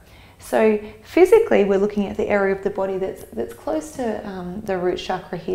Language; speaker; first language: English; native; English